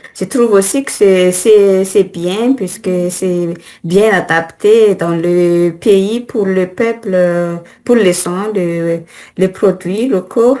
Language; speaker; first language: French; non-native, learner; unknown